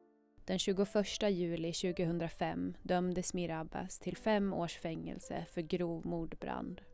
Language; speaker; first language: Swedish; native; Swedish